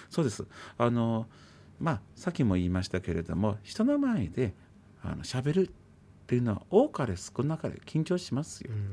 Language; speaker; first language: Japanese; native; Japanese